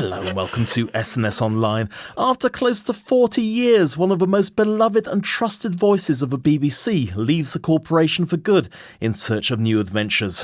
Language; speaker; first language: English; native; English